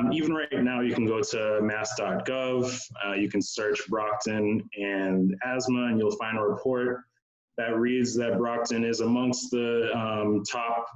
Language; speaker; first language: English; native; English